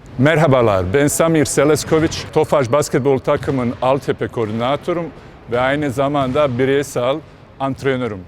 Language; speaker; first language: Turkish; non-native, fluent; Bosnian